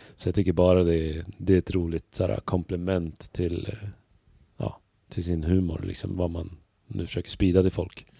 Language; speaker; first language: Swedish; native; Swedish